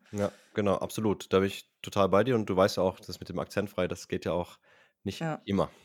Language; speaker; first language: German; native; German